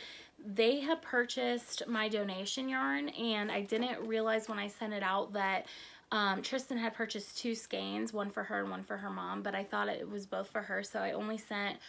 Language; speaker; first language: English; native; English